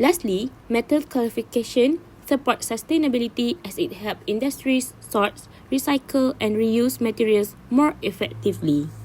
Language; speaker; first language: English; non-native, local second language; Malay